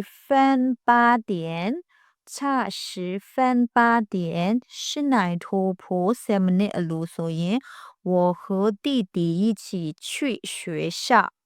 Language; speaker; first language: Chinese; non-native, fluent; Burmese